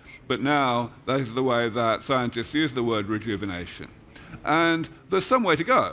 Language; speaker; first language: English; native; English